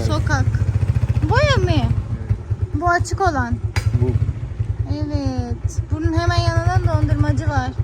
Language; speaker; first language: Turkish; non-native, fluent; Urdu